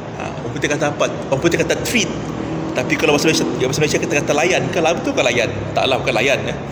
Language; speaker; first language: Malay; non-native, local second language; Iban